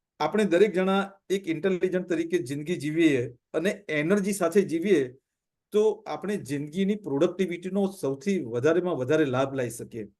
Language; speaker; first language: Gujarati; non-native, local second language; Punjabi